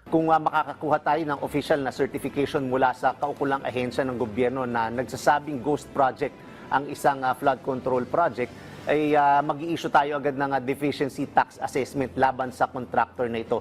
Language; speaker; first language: Filipino; native; Filipino